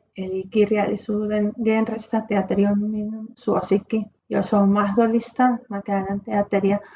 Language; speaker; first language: Finnish; non-native, fluent; Spanish